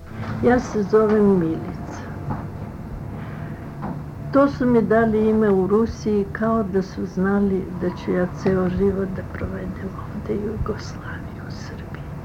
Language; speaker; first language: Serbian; early bilingual, other home language; Russian